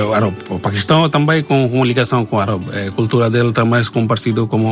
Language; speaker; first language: Portuguese; non-native, learner; Bangla